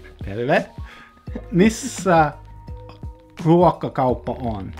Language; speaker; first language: Finnish; non-native, learner; English